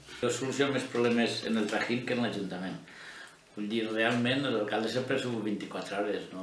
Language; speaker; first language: Catalan; native; Catalan